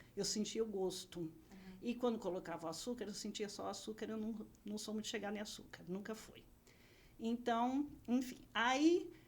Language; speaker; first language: Portuguese; native; Portuguese